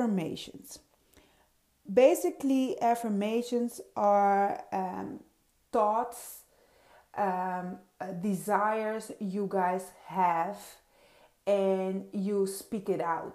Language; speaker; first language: English; non-native, fluent; Dutch